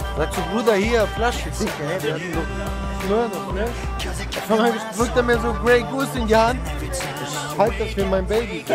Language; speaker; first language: German; non-native, fluent; Russian